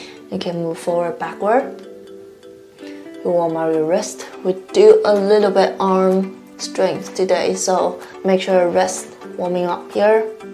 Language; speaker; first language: English; non-native, fluent; Chinese